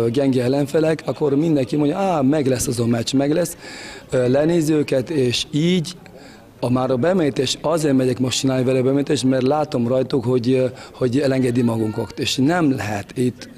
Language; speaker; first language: Hungarian; non-native, learner; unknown